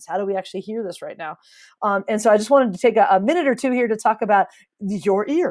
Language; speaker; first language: English; native; English